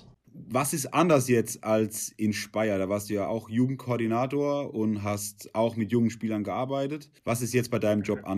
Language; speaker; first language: German; native; German